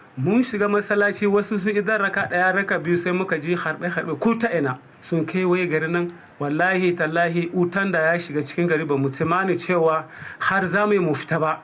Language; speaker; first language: Hausa; non-native, local second language; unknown